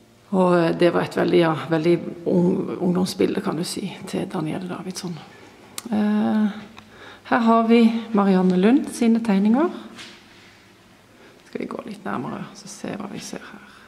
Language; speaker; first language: Norwegian; non-native, fluent; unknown